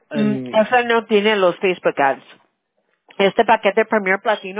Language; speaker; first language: Spanish; early bilingual, heritage; Spanish